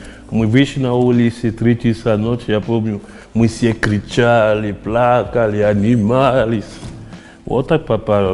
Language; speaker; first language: Russian; non-native, fluent; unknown